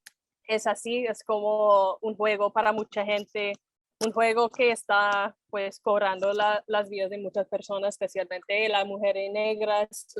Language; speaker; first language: Spanish; non-native, fluent; English